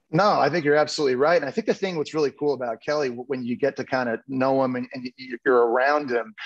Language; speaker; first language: English; native; English